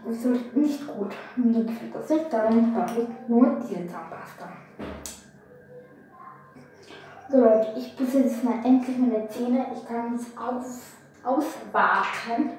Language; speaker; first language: German; non-native, learner; Bulgarian